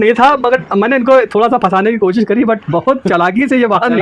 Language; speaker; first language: Hindi; native; Hindi